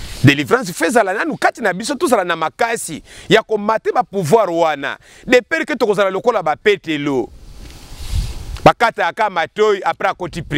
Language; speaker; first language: French; non-native, local second language; Lingala